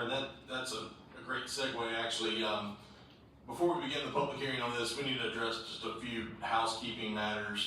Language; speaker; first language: English; native; English